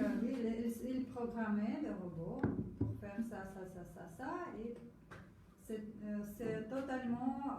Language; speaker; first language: French; non-native, learner; Russian